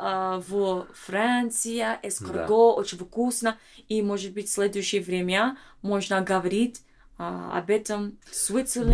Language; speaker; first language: Russian; non-native, learner; English